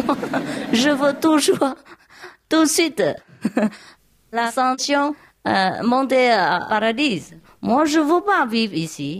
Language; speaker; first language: French; non-native, learner; Vietnamese